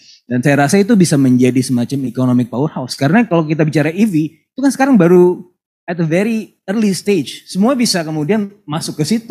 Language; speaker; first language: Indonesian; native; Indonesian